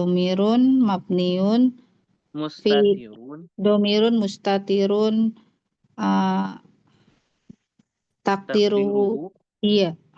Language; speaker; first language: Arabic; non-native, learner; Indonesian